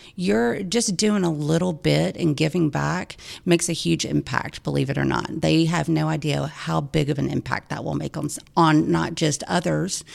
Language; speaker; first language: English; native; English